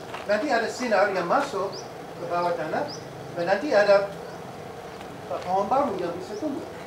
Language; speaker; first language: Indonesian; non-native, fluent; English